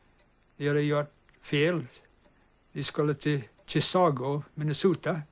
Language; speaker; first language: Swedish; early bilingual, heritage; English